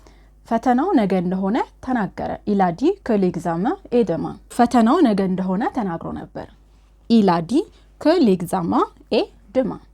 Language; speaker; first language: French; non-native, fluent; Amharic